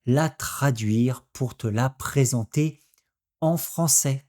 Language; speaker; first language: French; native; French